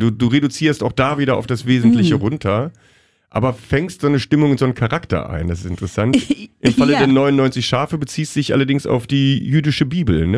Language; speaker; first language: German; native; German